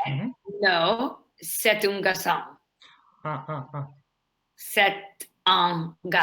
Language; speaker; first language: French; non-native, learner; English